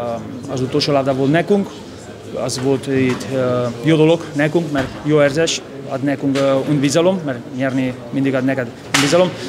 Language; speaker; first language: Hungarian; non-native, local second language; Spanish